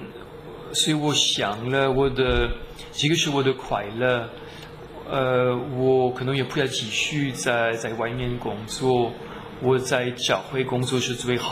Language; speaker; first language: Chinese; non-native, fluent; French